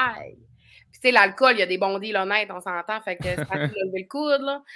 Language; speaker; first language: French; native; French